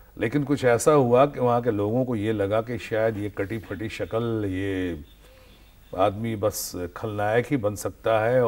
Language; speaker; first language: Hindi; native; Hindi